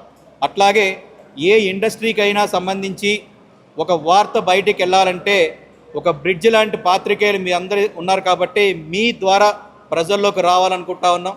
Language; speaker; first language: Telugu; native; Telugu